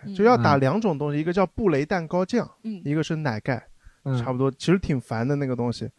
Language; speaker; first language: Chinese; non-native, local second language; Wu Chinese